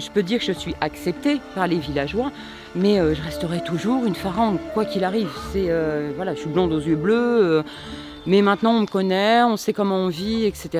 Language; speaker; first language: French; native; French